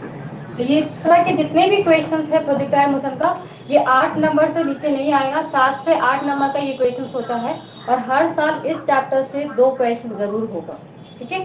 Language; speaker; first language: Hindi; native; Hindi